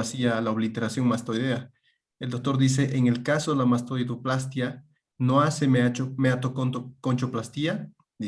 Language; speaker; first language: Spanish; native; Spanish